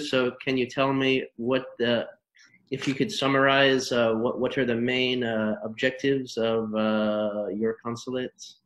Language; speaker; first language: English; native; English